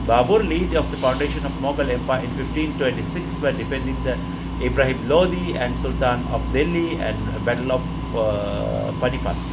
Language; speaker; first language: English; non-native, local second language; Sinhala